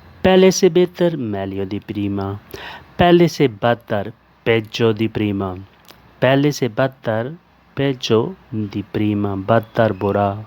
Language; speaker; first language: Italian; non-native, learner; Urdu